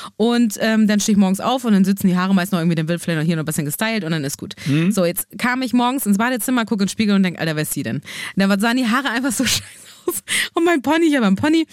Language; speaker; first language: German; native; German